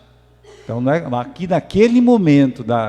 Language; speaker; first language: Portuguese; native; Portuguese